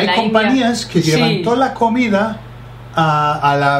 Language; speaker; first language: Spanish; non-native, fluent; English